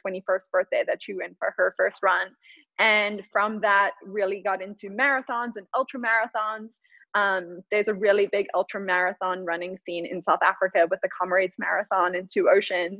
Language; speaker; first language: English; native; English